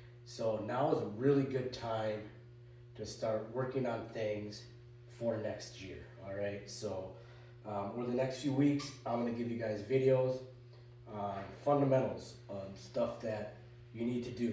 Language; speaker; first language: English; native; English